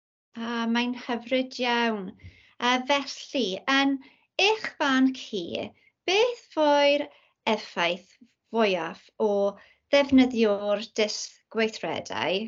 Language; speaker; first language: Welsh; non-native, learner; English